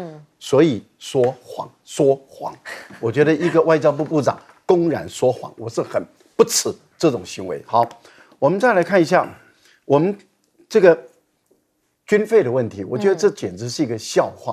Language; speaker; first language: Chinese; native; Chinese